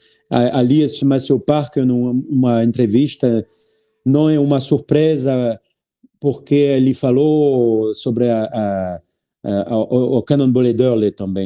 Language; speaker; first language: Portuguese; non-native, learner; French